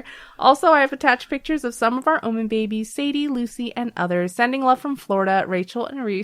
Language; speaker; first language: English; native; English